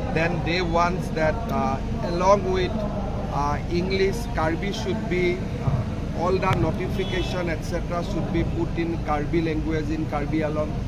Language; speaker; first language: English; non-native, local second language; Assamese